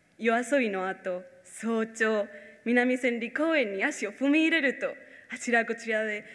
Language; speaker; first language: Japanese; non-native, fluent; Spanish